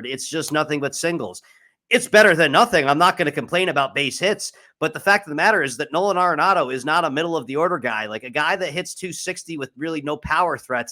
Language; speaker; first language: English; native; English